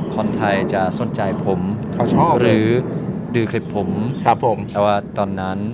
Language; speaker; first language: Thai; non-native, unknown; English